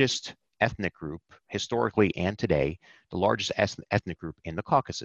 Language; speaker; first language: English; native; English